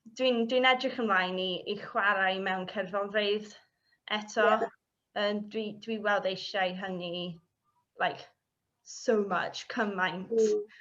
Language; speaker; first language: Welsh; non-native, learner; English